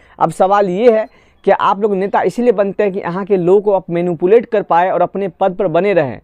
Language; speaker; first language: Hindi; non-native, local second language; Assamese